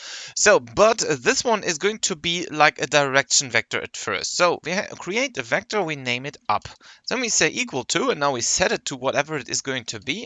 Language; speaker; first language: English; non-native, fluent; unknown